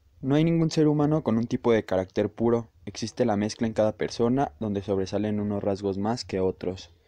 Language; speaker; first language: Spanish; native; Spanish